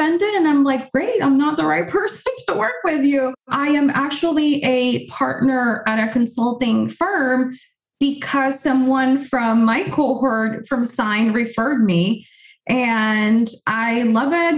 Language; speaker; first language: English; non-native, fluent; Spanish